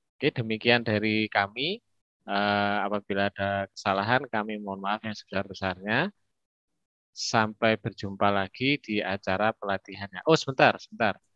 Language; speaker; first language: Indonesian; native; Indonesian